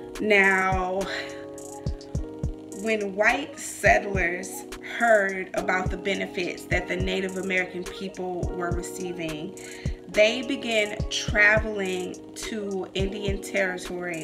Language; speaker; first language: English; native; English